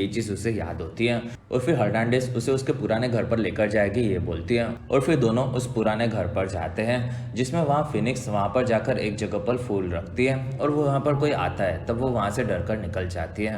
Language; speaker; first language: Hindi; native; Hindi